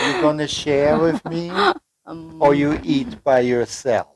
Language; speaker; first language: English; non-native, fluent; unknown